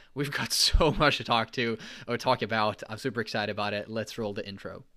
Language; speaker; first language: English; non-native, fluent; Swedish